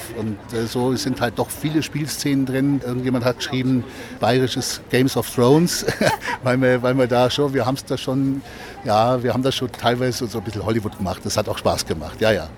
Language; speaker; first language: German; native; German